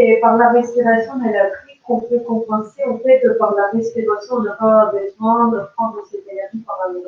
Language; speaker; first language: French; non-native, learner; Russian